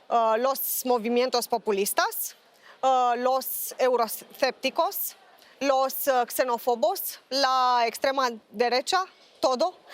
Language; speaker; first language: Spanish; non-native, fluent; Romanian